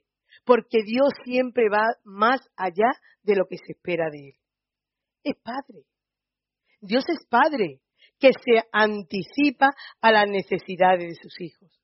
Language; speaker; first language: Spanish; native; Spanish